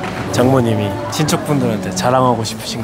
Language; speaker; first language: Korean; native; Korean